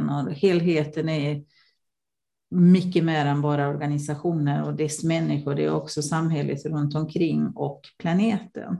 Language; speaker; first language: Swedish; non-native, fluent; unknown